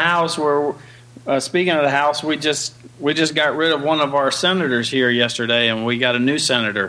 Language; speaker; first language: English; native; English